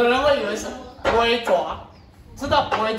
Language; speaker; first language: Chinese; native; Chinese